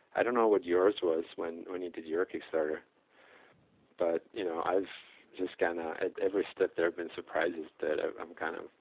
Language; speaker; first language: English; non-native, fluent; Czech